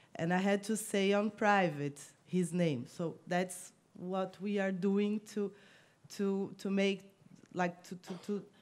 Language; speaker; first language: English; non-native, fluent; Portuguese